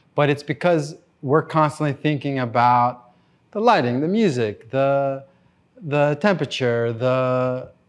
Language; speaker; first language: English; native; English